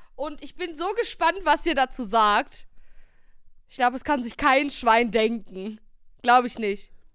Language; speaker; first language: German; native; German